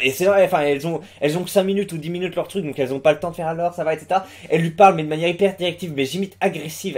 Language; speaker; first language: French; native; French